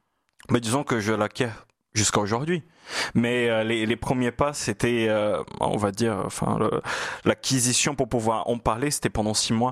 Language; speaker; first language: French; non-native, fluent; Portuguese